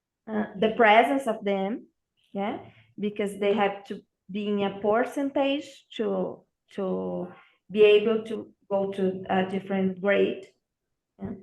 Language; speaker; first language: English; non-native, learner; Portuguese